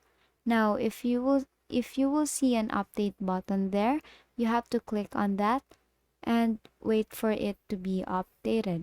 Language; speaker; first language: English; non-native, local second language; Filipino